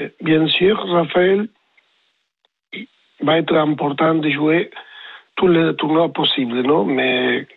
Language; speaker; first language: French; non-native, learner; Spanish